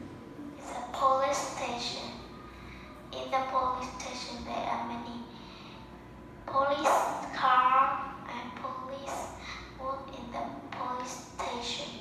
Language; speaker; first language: English; non-native, learner; Vietnamese